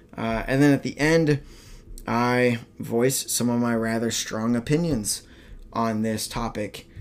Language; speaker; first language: English; native; English